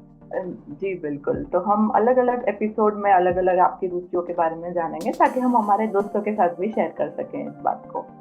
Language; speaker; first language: Hindi; native; Hindi